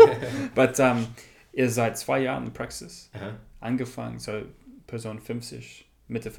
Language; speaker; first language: German; non-native, learner; English